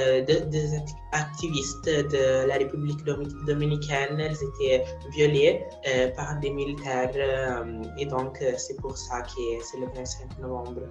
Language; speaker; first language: French; non-native, fluent; Italian